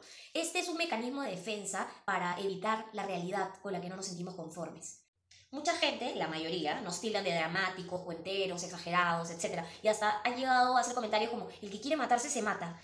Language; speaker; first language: Spanish; native; Spanish